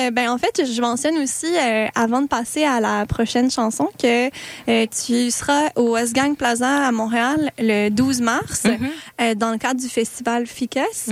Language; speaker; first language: French; native; French